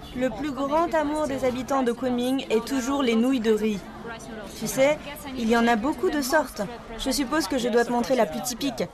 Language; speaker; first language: French; non-native, fluent; Ukrainian